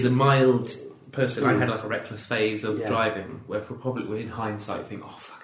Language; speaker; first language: English; native; English